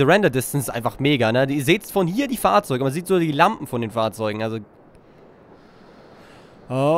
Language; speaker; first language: German; native; German